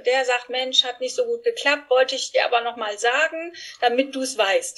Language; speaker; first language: German; non-native, fluent; Spanish